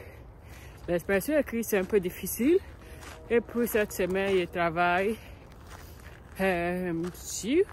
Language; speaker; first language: French; non-native, learner; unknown